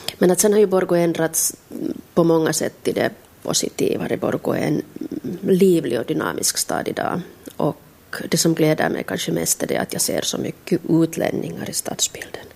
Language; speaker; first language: Swedish; native; Swedish